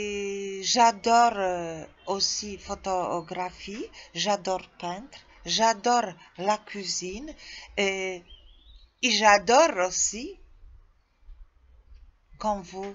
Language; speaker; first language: French; non-native, fluent; Polish